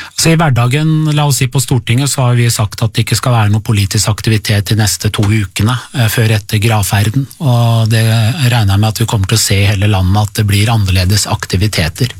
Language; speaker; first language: Norwegian; early bilingual, other home language; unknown